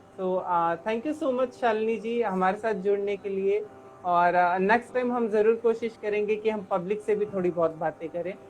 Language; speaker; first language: Hindi; native; Hindi